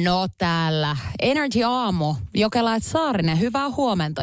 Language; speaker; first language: Finnish; native; Finnish